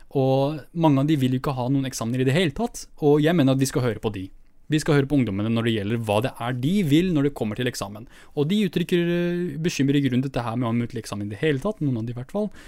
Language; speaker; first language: Norwegian; early bilingual, other home language; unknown